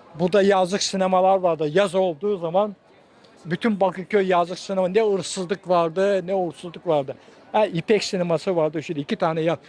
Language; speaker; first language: Turkish; native; Turkish